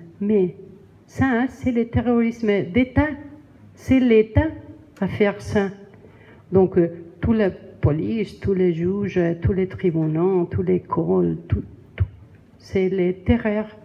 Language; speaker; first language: French; non-native, learner; Spanish